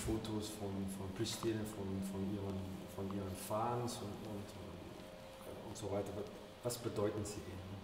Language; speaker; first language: German; non-native, learner; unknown